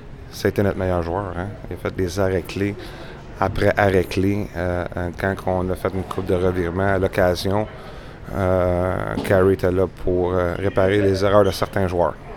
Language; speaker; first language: French; native; French